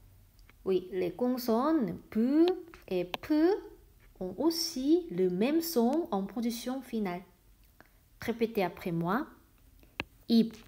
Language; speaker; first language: French; non-native, fluent; Korean